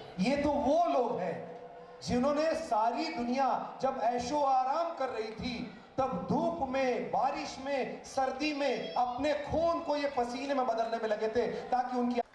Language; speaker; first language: Hindi; non-native, local second language; Malayalam